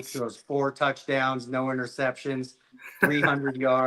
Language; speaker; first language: English; native; English